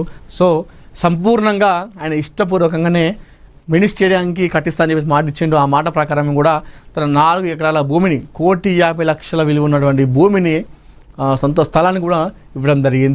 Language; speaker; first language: Telugu; native; Telugu